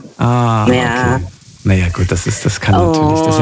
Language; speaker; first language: German; native; German